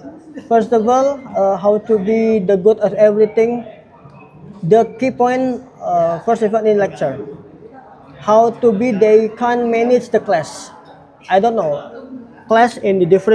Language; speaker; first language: English; non-native, learner; Indonesian